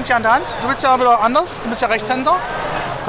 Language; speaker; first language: German; native; German